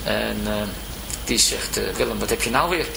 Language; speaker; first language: Dutch; native; Dutch